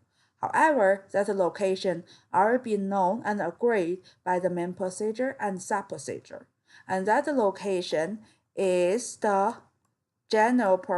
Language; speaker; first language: English; non-native, fluent; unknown